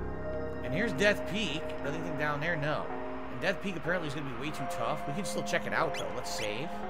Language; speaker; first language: English; native; English